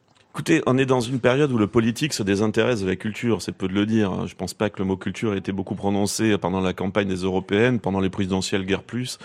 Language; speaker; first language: French; native; French